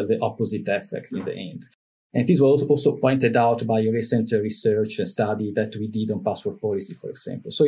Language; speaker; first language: English; non-native, fluent; Italian